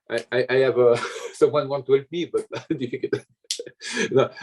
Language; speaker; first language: English; non-native, learner; French